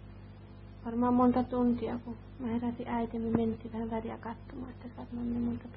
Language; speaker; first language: Finnish; early bilingual, heritage; Finnish